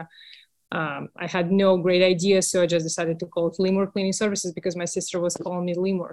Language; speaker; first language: English; non-native, fluent; Russian